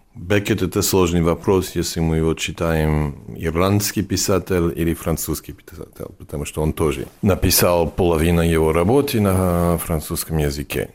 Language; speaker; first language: Russian; non-native, fluent; English